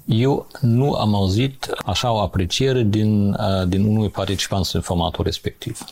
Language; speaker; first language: Romanian; non-native, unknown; German